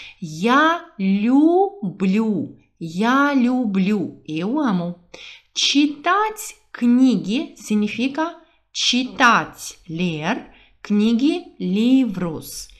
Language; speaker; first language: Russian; non-native, fluent; Portuguese